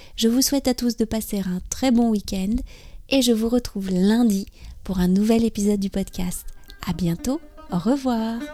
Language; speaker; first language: French; native; French